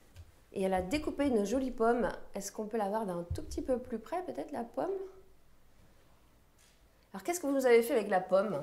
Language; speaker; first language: French; native; French